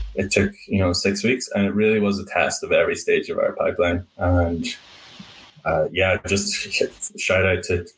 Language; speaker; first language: English; native; English